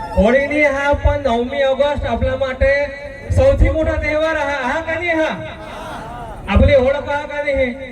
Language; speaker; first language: Gujarati; non-native, local second language; Kukna